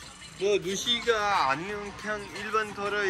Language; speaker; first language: Korean; non-native, learner; Urdu